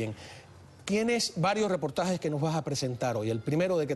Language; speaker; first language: Spanish; native; Spanish